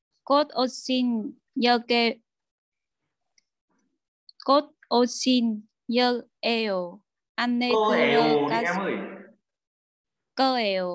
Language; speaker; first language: Korean; non-native, learner; Vietnamese